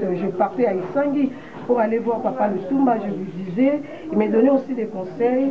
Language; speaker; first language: French; non-native, local second language; Lingala